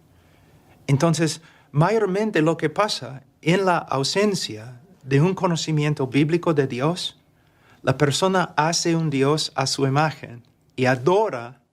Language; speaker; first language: Spanish; non-native, fluent; English